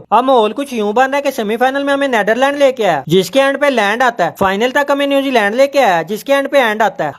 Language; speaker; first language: Urdu; non-native, local second language; Punjabi